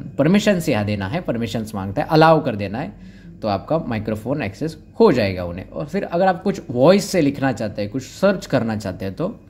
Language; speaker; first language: Hindi; non-native, local second language; Marathi